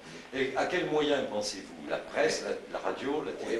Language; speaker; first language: French; native; French